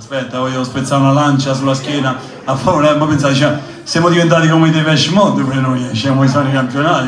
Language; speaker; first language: Italian; native; Italian